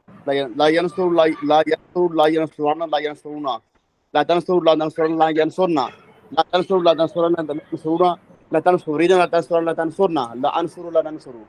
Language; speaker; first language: Arabic; non-native, learner; Urdu